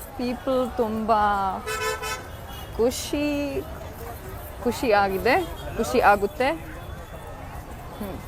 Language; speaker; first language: Kannada; non-native, learner; English